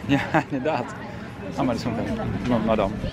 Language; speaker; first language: Dutch; native; Dutch